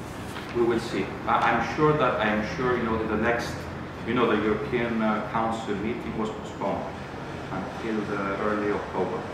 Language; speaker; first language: English; non-native, fluent; Greek